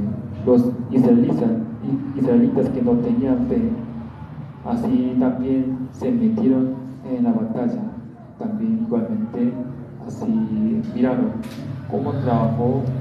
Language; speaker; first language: Spanish; non-native, learner; Korean